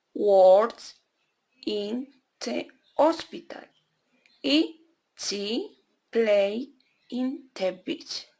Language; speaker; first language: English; non-native, learner; Spanish